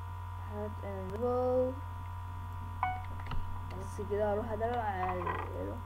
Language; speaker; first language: Arabic; native; Arabic